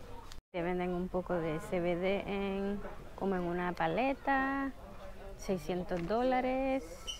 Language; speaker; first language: Spanish; early bilingual, heritage; Spanish